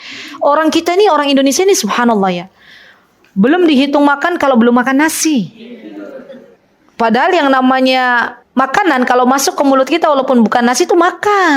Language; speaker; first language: Indonesian; native; Indonesian